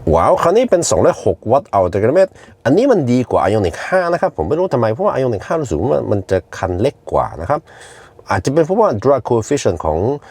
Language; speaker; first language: Thai; non-native, fluent; Norwegian